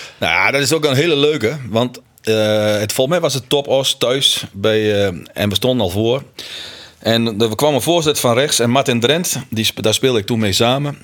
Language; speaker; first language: Dutch; native; Dutch